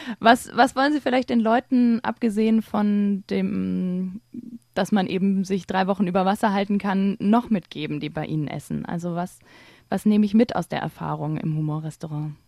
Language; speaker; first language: German; native; German